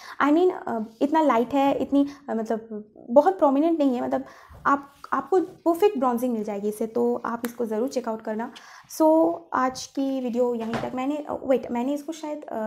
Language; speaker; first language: Hindi; non-native, local second language; Bangla